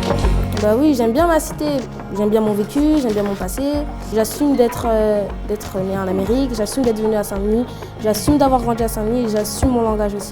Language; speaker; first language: French; early bilingual, other home language; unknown